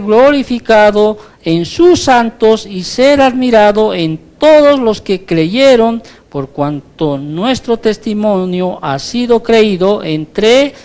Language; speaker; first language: Spanish; native; Spanish